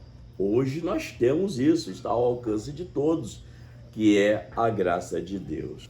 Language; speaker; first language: Portuguese; native; Portuguese